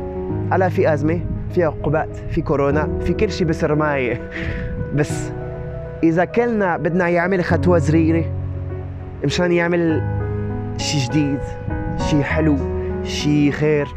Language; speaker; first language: Arabic; non-native, learner; French